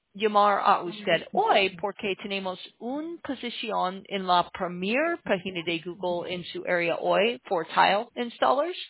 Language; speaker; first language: Spanish; non-native, learner; English